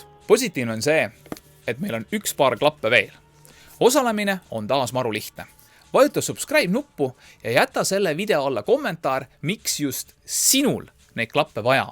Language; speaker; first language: Estonian; native; Estonian